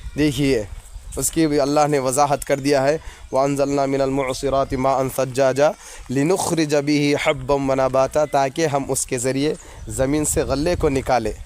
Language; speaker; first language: Urdu; native; Urdu